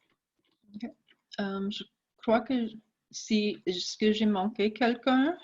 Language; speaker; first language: French; non-native, fluent; English